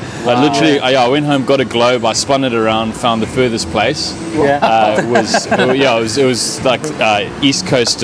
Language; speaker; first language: English; native; English